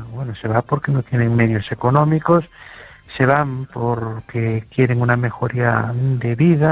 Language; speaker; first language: Spanish; native; Spanish